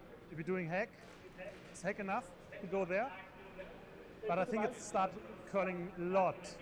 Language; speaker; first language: English; non-native, fluent; German